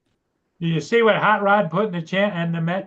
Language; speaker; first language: English; native; English